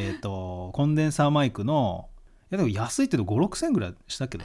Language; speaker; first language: Japanese; native; Japanese